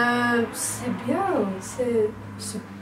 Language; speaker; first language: French; non-native, local second language; Malayalam